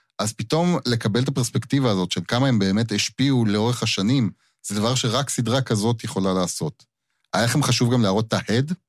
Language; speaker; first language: Hebrew; native; Hebrew